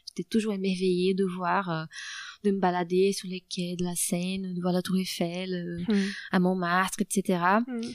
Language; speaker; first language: French; non-native, fluent; Portuguese